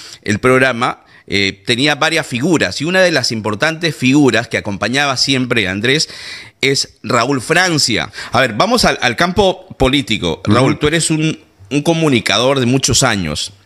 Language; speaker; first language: Spanish; native; Spanish